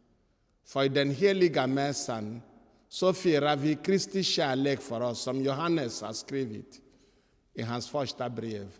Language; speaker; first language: Swedish; non-native, fluent; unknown